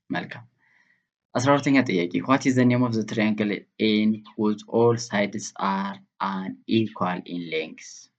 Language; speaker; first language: English; non-native, local second language; Amharic